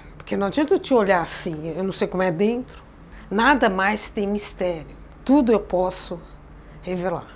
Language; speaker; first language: Portuguese; native; Portuguese